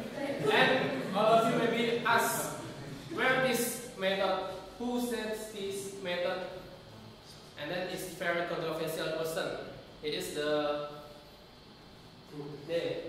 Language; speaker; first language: English; non-native, learner; Indonesian